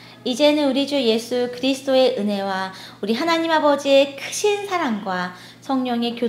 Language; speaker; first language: Korean; native; Korean